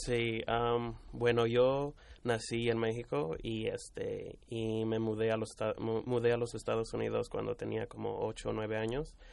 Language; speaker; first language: Spanish; early bilingual, heritage; Spanish